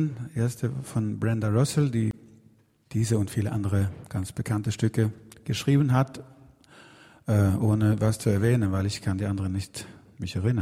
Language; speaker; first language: German; non-native, fluent; Swedish